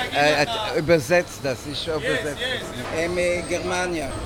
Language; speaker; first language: German; non-native, fluent; Hebrew